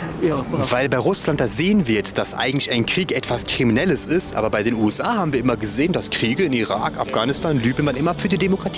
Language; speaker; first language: German; native; German